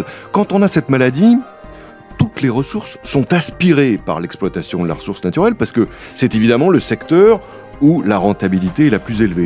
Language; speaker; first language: French; native; French